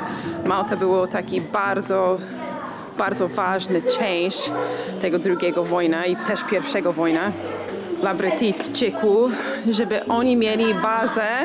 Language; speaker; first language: Polish; non-native, fluent; English